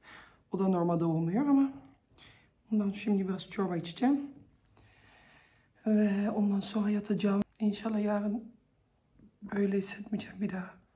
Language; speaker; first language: Turkish; early bilingual, heritage; Turkish